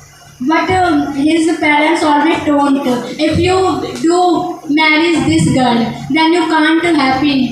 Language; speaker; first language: English; non-native, learner; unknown